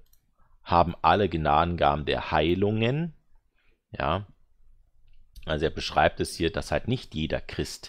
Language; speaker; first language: German; native; German